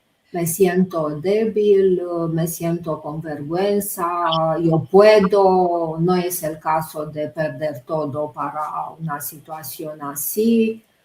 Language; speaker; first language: Spanish; non-native, fluent; Romanian